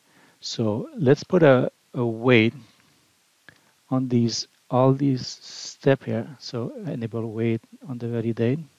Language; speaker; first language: English; non-native, fluent; French